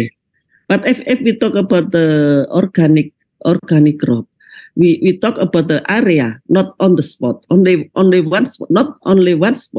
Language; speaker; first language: English; non-native, learner; Indonesian